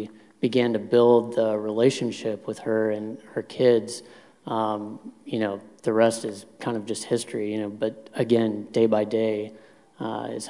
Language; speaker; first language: English; native; English